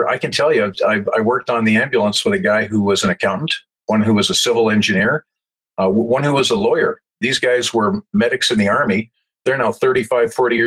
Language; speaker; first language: English; native; English